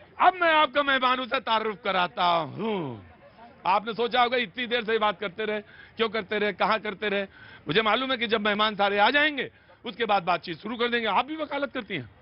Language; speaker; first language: Hindi; native; Hindi